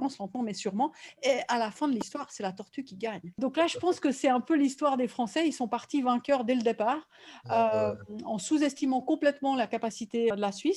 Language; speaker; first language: French; native; French